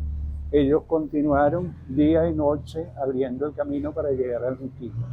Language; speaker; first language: Spanish; native; Spanish